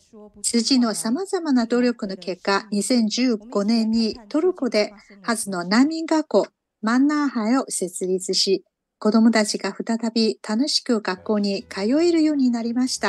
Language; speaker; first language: Japanese; non-native, fluent; Chinese